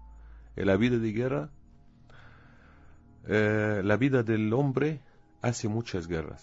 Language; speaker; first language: Spanish; non-native, learner; Arabic